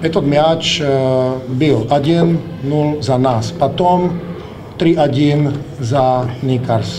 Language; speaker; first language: Russian; non-native, learner; Slovak